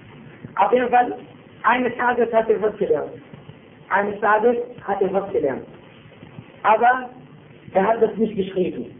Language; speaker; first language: German; non-native, fluent; Turkish